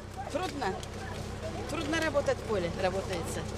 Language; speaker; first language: Russian; non-native, local second language; Gagauz